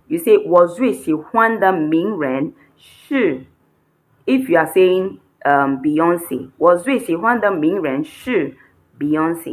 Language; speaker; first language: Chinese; non-native, fluent; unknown